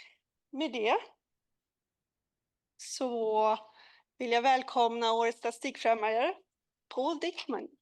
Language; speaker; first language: Swedish; native; Swedish